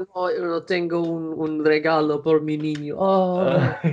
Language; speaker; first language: Portuguese; non-native, learner; Swedish